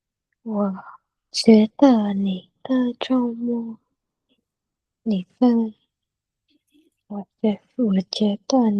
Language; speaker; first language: Chinese; non-native, learner; Vietnamese